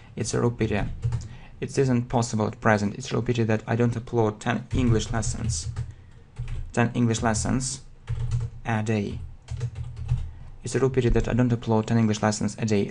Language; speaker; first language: English; non-native, fluent; Russian